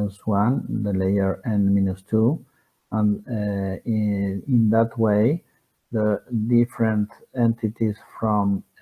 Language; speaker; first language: English; non-native, fluent; Spanish